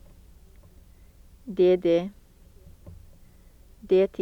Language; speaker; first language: Lithuanian; early bilingual, heritage; Lithuanian